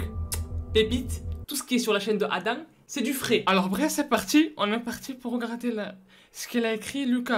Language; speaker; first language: French; native; French